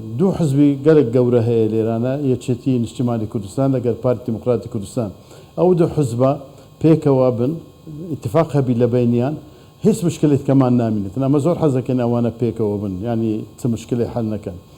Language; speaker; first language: Central Kurdish; non-native, local second language; Turkish